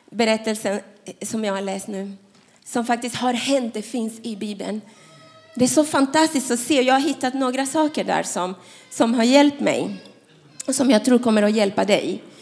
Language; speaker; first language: Swedish; non-native, fluent; Spanish